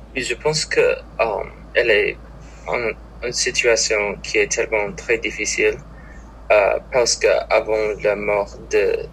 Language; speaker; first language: French; non-native, learner; English